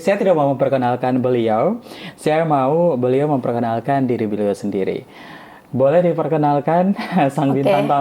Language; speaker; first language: Indonesian; non-native, fluent; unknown